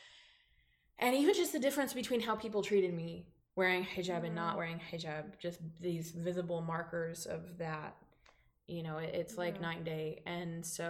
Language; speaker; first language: English; native; English